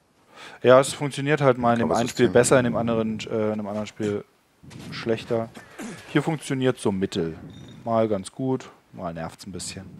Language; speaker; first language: German; native; German